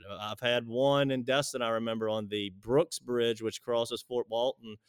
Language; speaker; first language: English; native; English